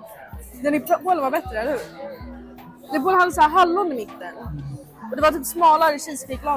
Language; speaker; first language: Swedish; early bilingual, other home language; Mongolian